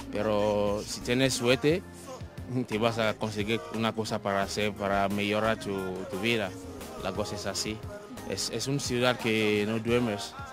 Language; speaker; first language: Spanish; non-native, fluent; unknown